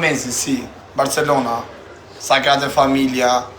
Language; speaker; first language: Italian; non-native, learner; Albanian